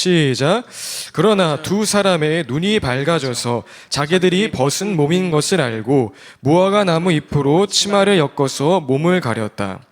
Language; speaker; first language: Korean; native; Korean